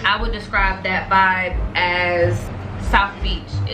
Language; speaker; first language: English; native; English